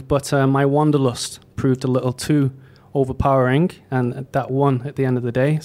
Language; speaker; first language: English; native; English